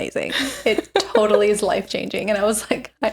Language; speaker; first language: English; native; English